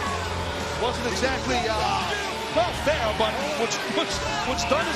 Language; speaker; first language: English; native; English